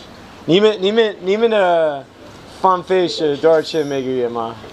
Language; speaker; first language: Chinese; non-native, learner; English